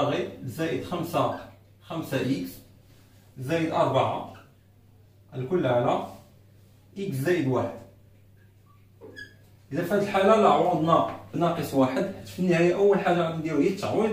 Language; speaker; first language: Arabic; native; Arabic